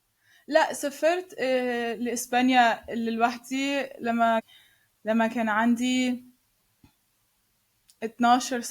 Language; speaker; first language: Arabic; non-native, learner; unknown